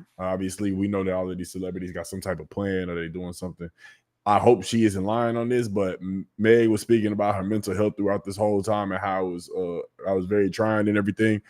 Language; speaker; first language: English; native; English